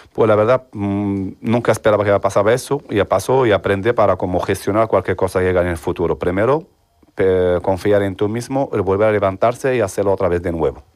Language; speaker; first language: Spanish; non-native, fluent; Arabic